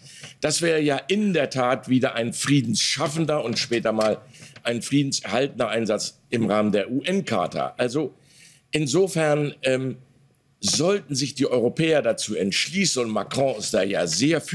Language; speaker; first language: German; native; German